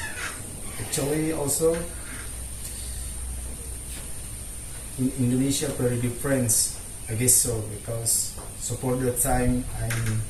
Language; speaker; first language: English; non-native, learner; Indonesian